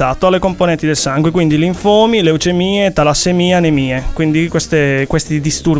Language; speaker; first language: Italian; native; Italian